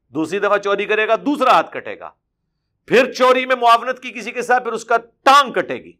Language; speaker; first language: Urdu; non-native, local second language; Punjabi